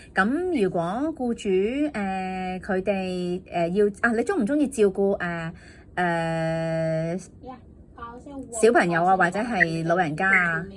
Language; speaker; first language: Cantonese; native; Cantonese